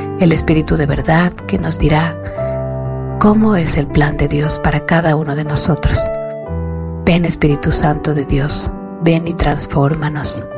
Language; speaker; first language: Spanish; native; Spanish